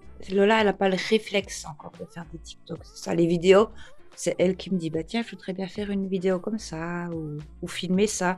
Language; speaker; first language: French; native; French